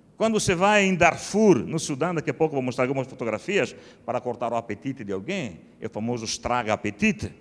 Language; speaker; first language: Portuguese; non-native, fluent; Italian